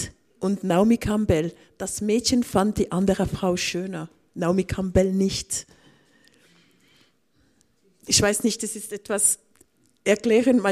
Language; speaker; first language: German; non-native, local second language; French